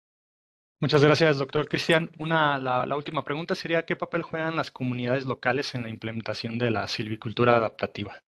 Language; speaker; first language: Spanish; native; Spanish